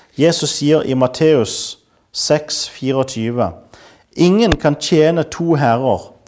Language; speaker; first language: Norwegian; native; Norwegian